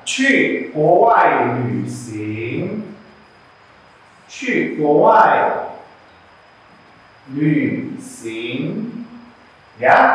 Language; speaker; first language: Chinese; non-native, fluent; Indonesian